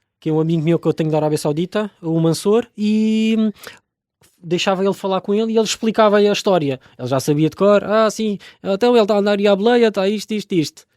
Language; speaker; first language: Portuguese; early bilingual, other home language; Romanian